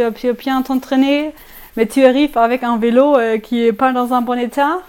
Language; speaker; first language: French; non-native, learner; German